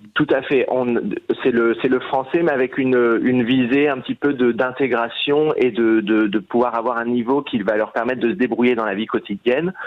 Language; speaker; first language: French; native; French